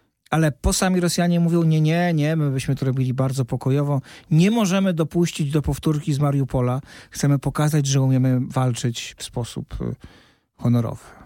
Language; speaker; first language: Polish; native; Polish